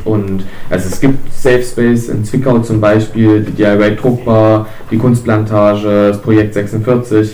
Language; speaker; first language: German; native; German